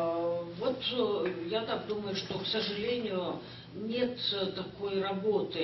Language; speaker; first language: Russian; non-native, local second language; Kyrgyz